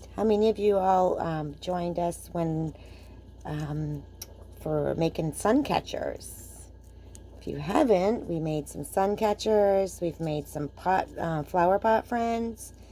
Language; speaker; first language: English; native; English